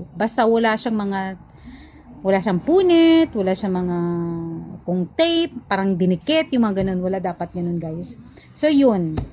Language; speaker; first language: Filipino; non-native, local second language; Cebuano